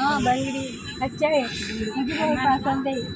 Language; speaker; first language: Hindi; non-native, local second language; Malayalam